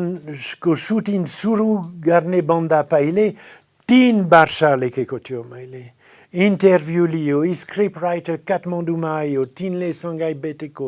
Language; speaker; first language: Nepali; non-native, fluent; French